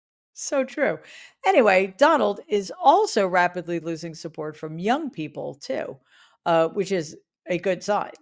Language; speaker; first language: English; native; English